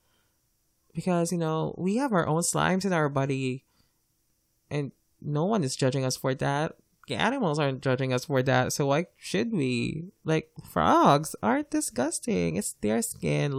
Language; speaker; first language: English; non-native, local second language; Filipino